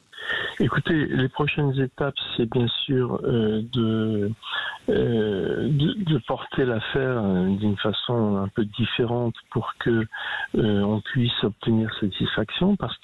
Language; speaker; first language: French; native; French